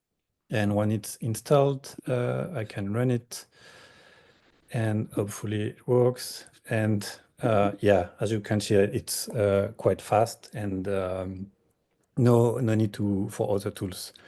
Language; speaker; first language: English; non-native, fluent; French